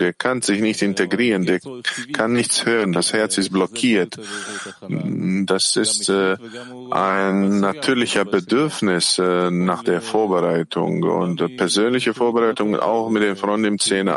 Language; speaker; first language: German; non-native, fluent; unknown